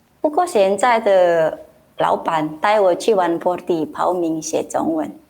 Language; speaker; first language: Chinese; non-native, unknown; Indonesian